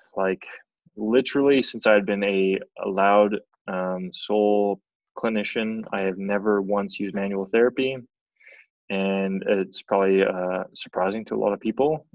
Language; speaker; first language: English; native; English